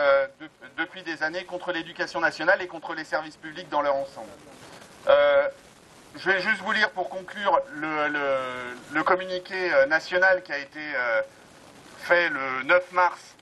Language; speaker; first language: French; native; French